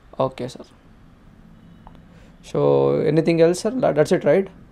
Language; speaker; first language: English; non-native, local second language; Kannada